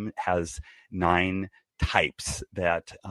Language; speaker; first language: English; native; English